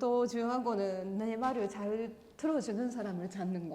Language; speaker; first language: Korean; non-native, fluent; Japanese